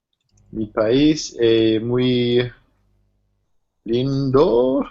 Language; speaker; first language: Spanish; non-native, learner; English